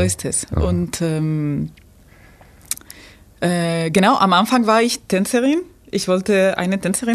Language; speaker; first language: German; non-native, fluent; Spanish